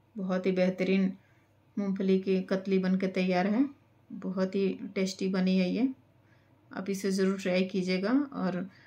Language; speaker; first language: Hindi; native; Hindi